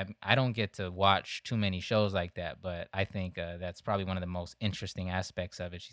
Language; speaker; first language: English; native; English